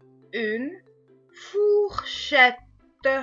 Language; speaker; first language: French; non-native, local second language; Arabic